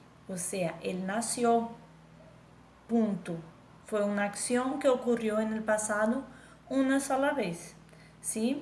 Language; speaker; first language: Spanish; non-native, fluent; Portuguese